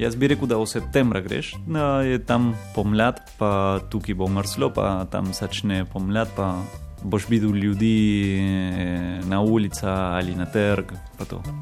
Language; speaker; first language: Slovenian; non-native, learner; Spanish